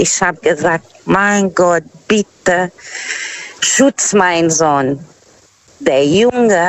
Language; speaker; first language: German; non-native, fluent; Portuguese